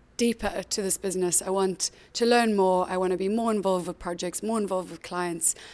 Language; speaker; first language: English; native; English